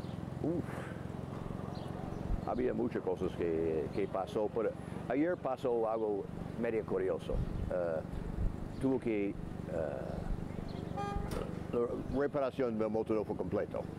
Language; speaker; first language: Spanish; non-native, fluent; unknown